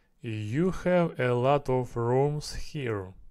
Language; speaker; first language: English; non-native, learner; Russian